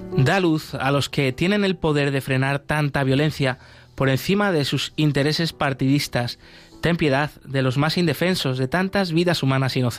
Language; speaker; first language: Spanish; native; Spanish